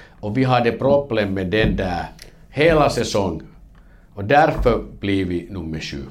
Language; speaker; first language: Swedish; non-native, learner; Finnish